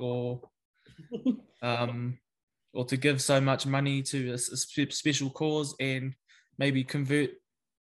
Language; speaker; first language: English; native; English